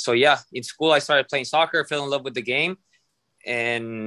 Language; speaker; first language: English; non-native, fluent; Spanish